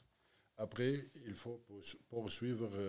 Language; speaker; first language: French; non-native, learner; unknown